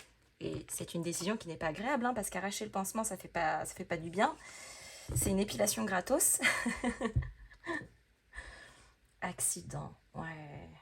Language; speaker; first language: French; native; French